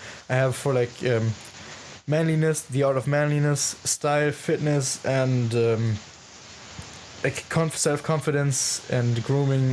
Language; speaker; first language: English; non-native, fluent; German